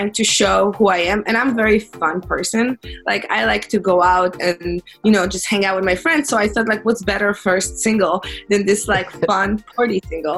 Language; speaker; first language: English; non-native, fluent; Polish